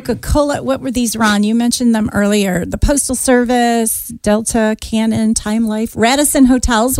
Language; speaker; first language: English; native; English